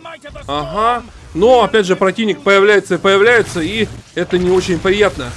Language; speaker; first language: Russian; native; Russian